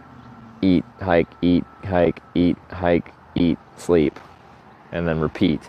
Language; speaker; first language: English; native; English